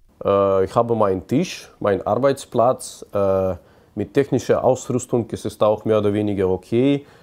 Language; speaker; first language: German; non-native, fluent; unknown